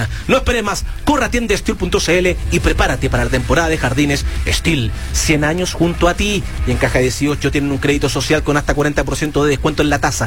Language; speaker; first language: Spanish; native; Spanish